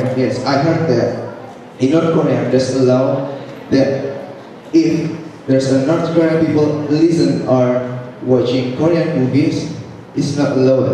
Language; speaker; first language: English; non-native, learner; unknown